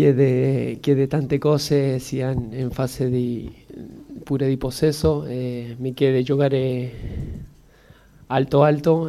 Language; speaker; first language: Italian; non-native, fluent; Spanish